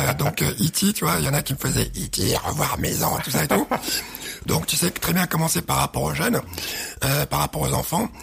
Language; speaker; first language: French; early bilingual, other home language; Arabic